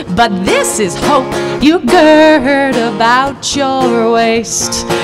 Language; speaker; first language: English; native; English